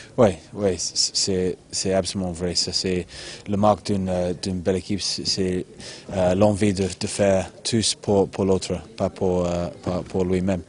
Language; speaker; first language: French; non-native, fluent; English